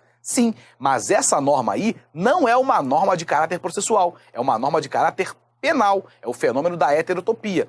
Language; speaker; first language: Portuguese; native; Portuguese